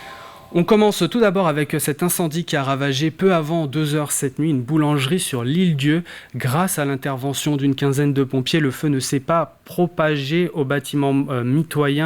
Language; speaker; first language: French; native; French